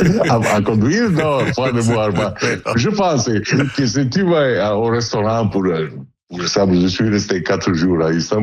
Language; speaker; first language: French; non-native, fluent; Italian